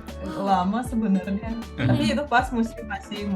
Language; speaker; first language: Indonesian; non-native, fluent; Russian